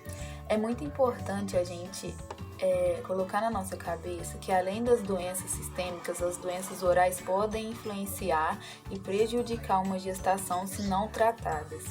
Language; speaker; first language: Portuguese; native; Portuguese